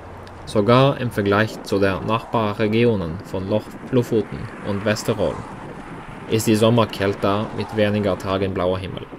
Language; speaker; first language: German; non-native, learner; Norwegian